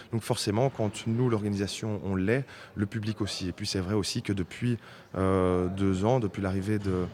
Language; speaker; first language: French; native; French